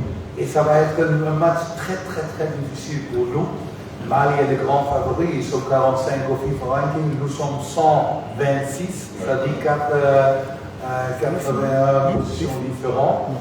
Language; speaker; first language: French; non-native, fluent; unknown